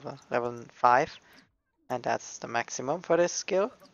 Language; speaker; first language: English; non-native, fluent; German